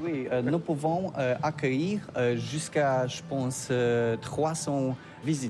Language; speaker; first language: French; non-native, learner; Polish